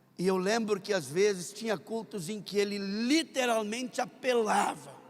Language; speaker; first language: Portuguese; non-native, local second language; German